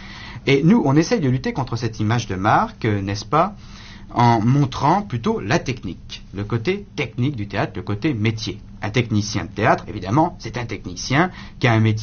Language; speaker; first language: French; native; French